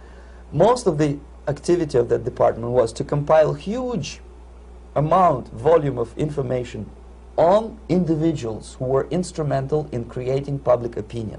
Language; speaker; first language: English; non-native, fluent; Russian